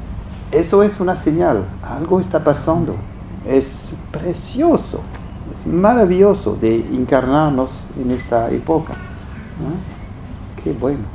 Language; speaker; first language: Spanish; non-native, fluent; French